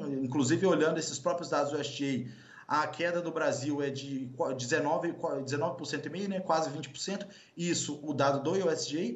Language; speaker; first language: Portuguese; native; Portuguese